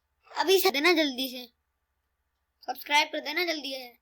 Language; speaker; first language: Hindi; native; Hindi